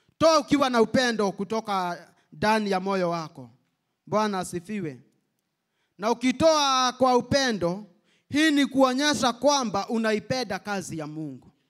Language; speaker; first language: Swahili; non-native, local second language; Kikuyu